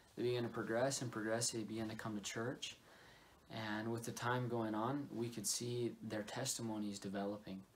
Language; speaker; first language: English; native; English